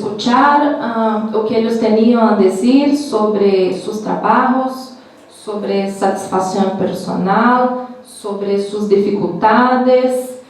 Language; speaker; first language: Spanish; non-native, learner; Portuguese